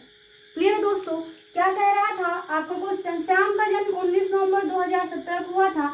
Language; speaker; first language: Hindi; native; Hindi